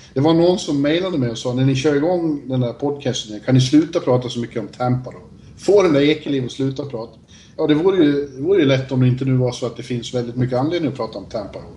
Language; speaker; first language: Swedish; native; Swedish